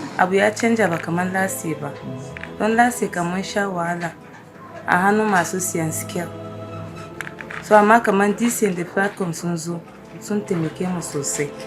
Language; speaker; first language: Hausa; non-native, local second language; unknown